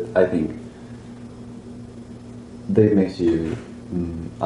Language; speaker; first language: English; non-native, learner; Spanish